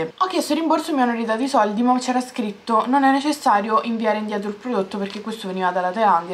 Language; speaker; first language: Italian; native; Italian